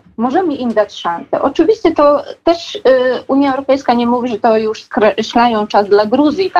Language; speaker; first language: Polish; non-native, fluent; Georgian